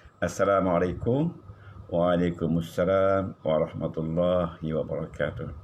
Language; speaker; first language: Malay; native; Malay